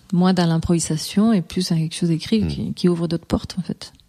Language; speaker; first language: French; non-native, fluent; Spanish